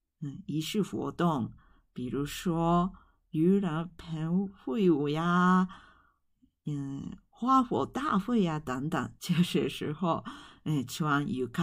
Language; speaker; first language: Chinese; non-native, fluent; Japanese